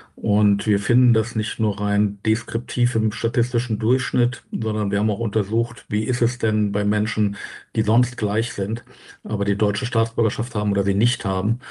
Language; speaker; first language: German; native; German